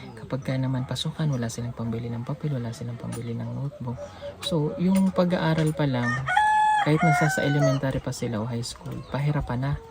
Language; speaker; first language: Filipino; native; Filipino